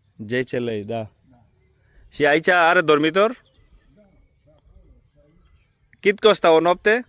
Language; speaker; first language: Romanian; non-native, learner; Bangla